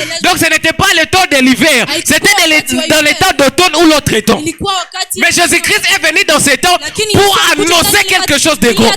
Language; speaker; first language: French; non-native, local second language; Swahili